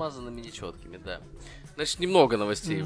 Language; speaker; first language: Russian; native; Russian